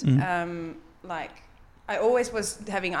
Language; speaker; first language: English; non-native, fluent; Dutch